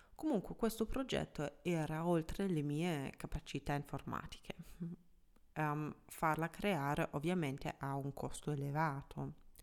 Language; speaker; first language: Italian; non-native, fluent; German